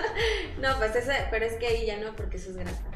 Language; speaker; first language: Spanish; native; Spanish